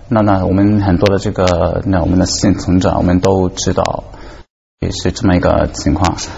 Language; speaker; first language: Chinese; non-native, fluent; Japanese